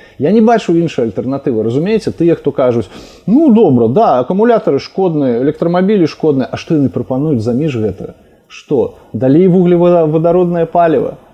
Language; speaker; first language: Belarusian; non-native, local second language; Russian